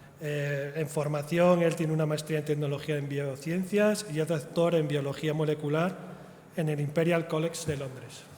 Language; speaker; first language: Spanish; native; Spanish